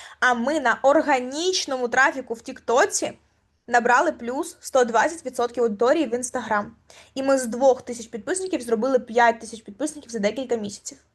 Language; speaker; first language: Ukrainian; native; Ukrainian